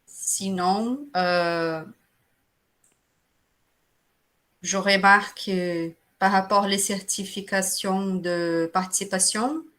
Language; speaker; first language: French; non-native, fluent; Portuguese